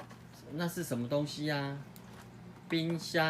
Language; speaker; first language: Chinese; native; Chinese